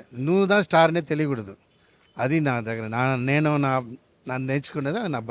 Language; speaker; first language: Telugu; non-native, local second language; Tamil